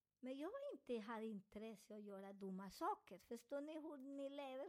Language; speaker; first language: Swedish; non-native, learner; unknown